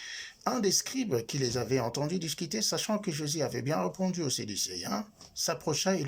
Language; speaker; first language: French; non-native, local second language; Lingala